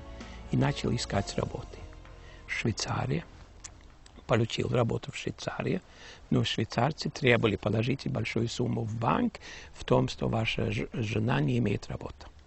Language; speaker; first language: Russian; early bilingual, heritage; Russian